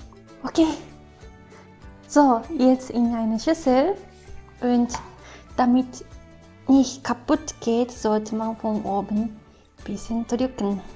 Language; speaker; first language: German; non-native, learner; Japanese